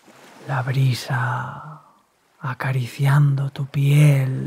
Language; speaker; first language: Spanish; native; Spanish